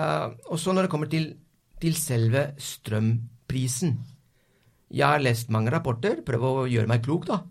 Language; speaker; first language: Norwegian; non-native, fluent; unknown